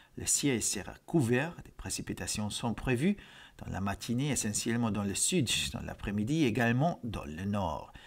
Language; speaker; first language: French; non-native, fluent; Hungarian